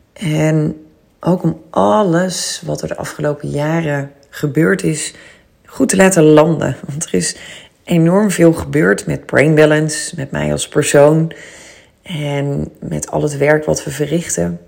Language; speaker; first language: Dutch; native; Dutch